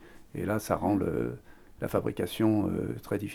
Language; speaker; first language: French; native; French